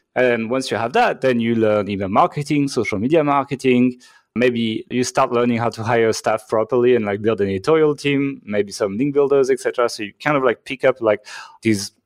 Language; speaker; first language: English; non-native, fluent; French